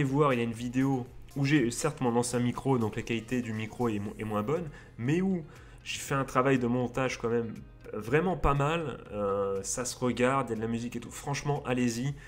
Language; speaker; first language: French; native; French